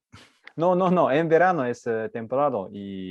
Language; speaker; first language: Spanish; non-native, learner; Japanese